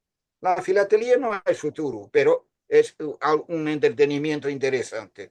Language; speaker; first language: Spanish; non-native, fluent; Portuguese